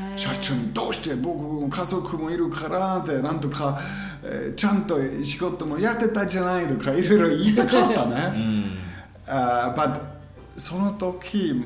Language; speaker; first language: Japanese; non-native, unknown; German